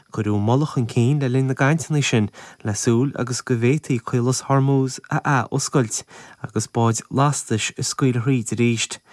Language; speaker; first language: Irish; native; Irish